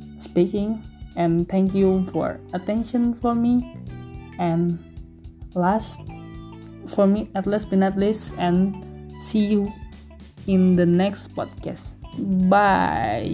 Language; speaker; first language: English; non-native, learner; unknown